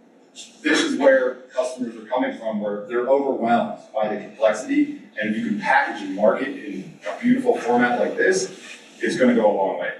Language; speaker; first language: English; native; English